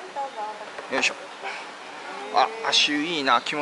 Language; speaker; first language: Japanese; native; Japanese